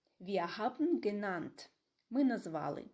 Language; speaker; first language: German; non-native, fluent; Ukrainian